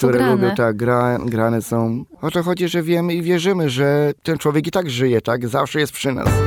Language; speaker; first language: Polish; non-native, local second language; Romany